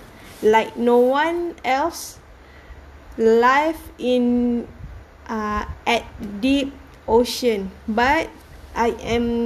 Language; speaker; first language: English; non-native, learner; Malay